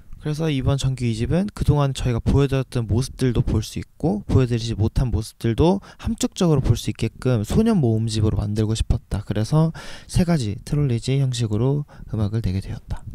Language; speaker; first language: Korean; native; Korean